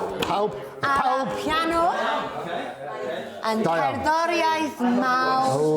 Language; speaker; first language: Welsh; non-native, learner; English